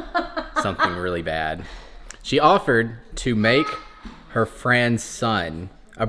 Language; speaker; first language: English; native; English